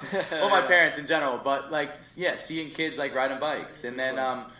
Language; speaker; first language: English; native; English